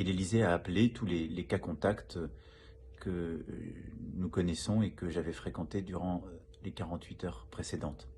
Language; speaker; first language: French; native; French